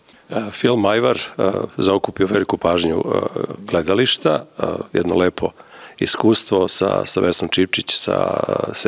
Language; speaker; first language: Serbian; native; Serbian